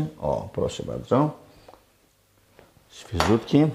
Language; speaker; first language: Polish; non-native, learner; Greek